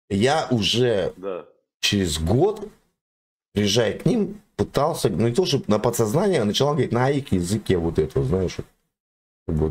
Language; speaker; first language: Russian; native; Russian